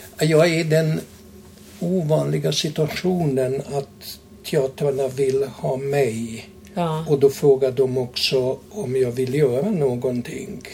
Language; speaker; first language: Swedish; non-native, fluent; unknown